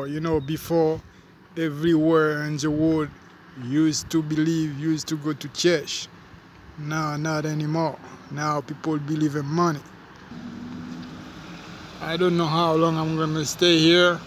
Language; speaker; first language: English; non-native, fluent; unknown